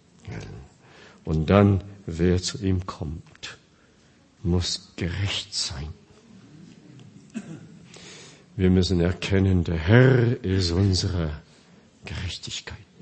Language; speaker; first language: German; non-native, fluent; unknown